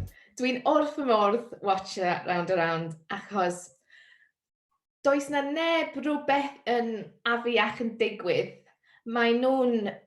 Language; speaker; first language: Welsh; non-native, learner; English